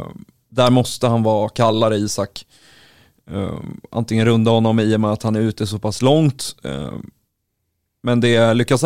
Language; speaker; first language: Swedish; native; Swedish